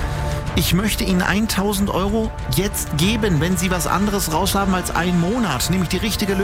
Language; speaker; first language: German; native; German